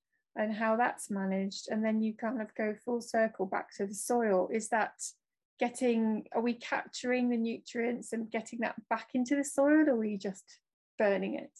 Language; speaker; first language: English; native; English